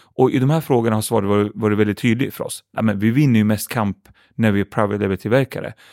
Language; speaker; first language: Swedish; early bilingual, other home language; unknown